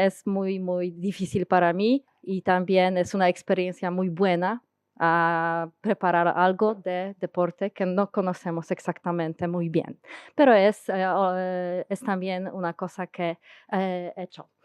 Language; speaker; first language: Spanish; non-native, learner; Polish